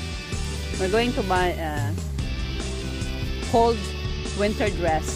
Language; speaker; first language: English; non-native, learner; Filipino